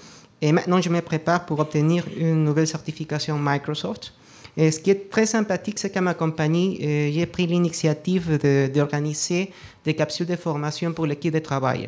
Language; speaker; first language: French; non-native, fluent; Spanish